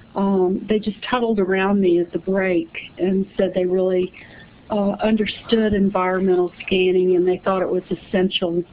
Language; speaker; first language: English; native; English